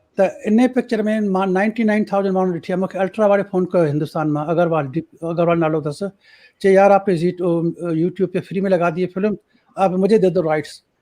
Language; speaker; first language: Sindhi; early bilingual, heritage; Sindhi